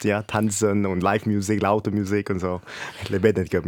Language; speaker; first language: German; non-native, fluent; English